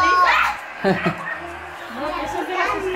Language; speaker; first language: Spanish; early bilingual, other home language; Filipino